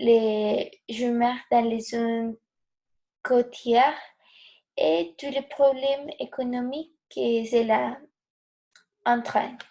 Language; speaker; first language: French; non-native, learner; Spanish